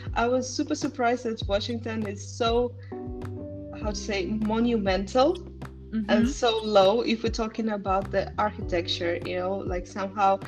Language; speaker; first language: English; non-native, fluent; Estonian